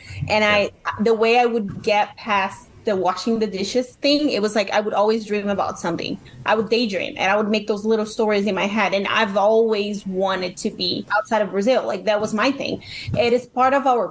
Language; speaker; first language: English; non-native, fluent; Portuguese